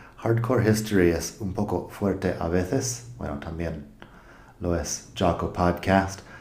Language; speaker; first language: Spanish; non-native, fluent; English